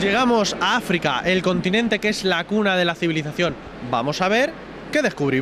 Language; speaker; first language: Spanish; native; Spanish